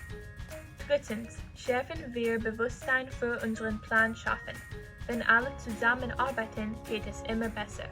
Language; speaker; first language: German; non-native, learner; English